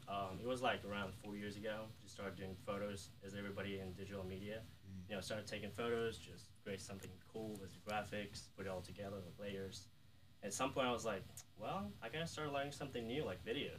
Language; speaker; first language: English; non-native, fluent; Ukrainian